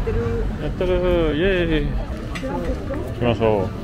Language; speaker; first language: Japanese; non-native, fluent; French